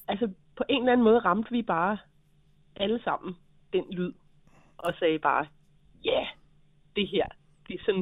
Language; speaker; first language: Danish; native; Danish